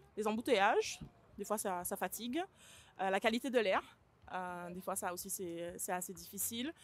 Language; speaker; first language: French; native; French